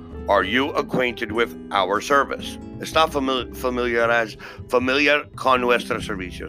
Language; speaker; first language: English; native; English